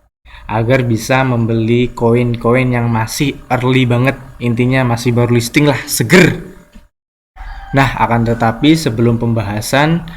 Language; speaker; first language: Indonesian; native; Indonesian